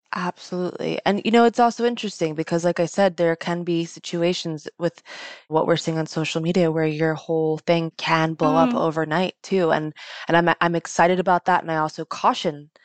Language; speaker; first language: English; native; English